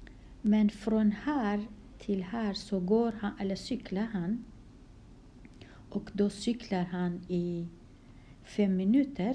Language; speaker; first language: Swedish; non-native, fluent; Kurdish